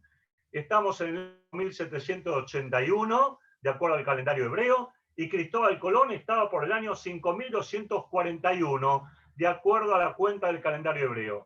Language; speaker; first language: Spanish; native; Spanish